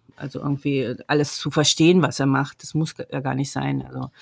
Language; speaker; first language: German; native; German